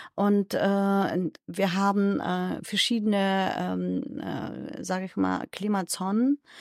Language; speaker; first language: German; non-native, fluent; Mongolian